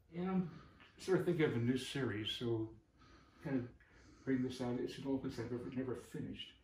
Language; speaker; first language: English; native; English